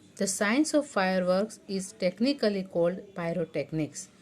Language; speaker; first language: English; non-native, local second language; Gujarati